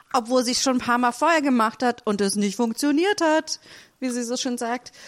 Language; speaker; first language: German; native; German